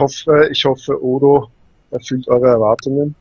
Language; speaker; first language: German; native; German